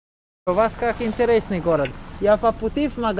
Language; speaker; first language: Russian; non-native, fluent; Italian